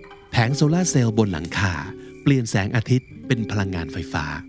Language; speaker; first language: Thai; native; Thai